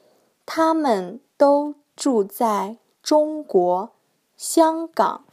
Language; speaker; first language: Chinese; non-native, learner; English